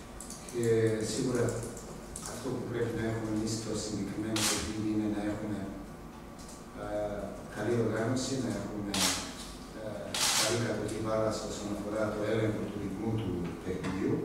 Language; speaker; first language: Greek; non-native, fluent; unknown